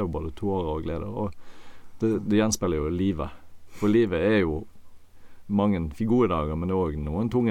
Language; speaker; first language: Norwegian; native; Norwegian